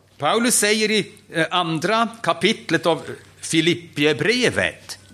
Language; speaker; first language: Swedish; non-native, fluent; German